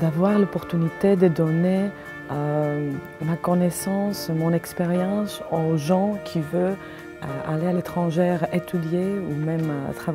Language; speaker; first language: French; non-native, fluent; Greek